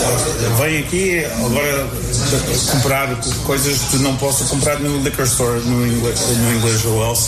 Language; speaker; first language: Portuguese; early bilingual, heritage; English